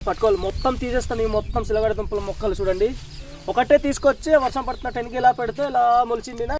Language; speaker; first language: Telugu; non-native, local second language; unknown